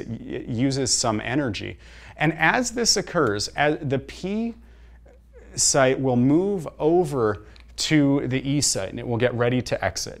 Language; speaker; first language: English; native; English